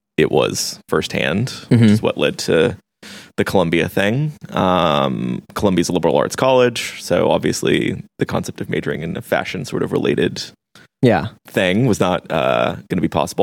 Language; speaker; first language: English; native; English